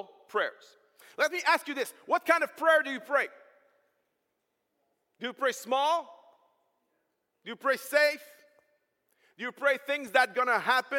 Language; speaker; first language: English; non-native, fluent; French